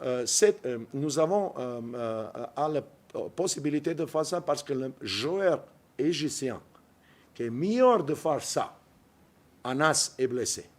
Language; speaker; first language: French; non-native, fluent; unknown